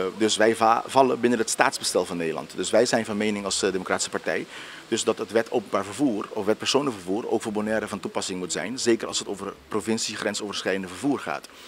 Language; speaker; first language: Dutch; non-native, local second language; Papiamento